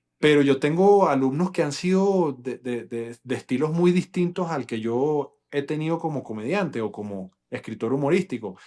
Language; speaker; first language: Spanish; non-native, local second language; English